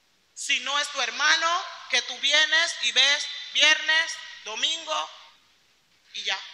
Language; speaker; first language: Spanish; native; Spanish